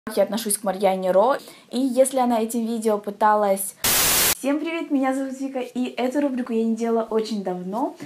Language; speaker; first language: Russian; native; Russian